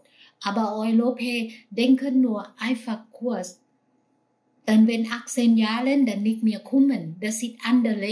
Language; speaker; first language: German; non-native, learner; Thai